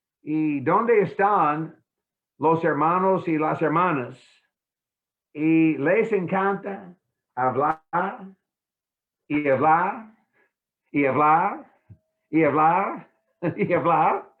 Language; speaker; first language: Spanish; non-native, fluent; English